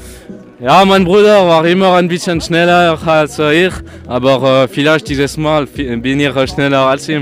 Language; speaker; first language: German; non-native, local second language; French